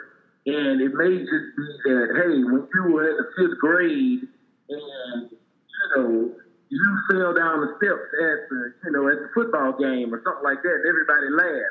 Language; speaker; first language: English; native; English